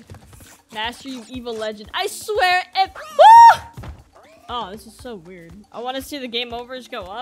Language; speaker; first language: English; native; English